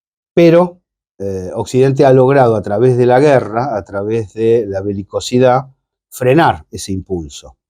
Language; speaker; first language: Spanish; native; Spanish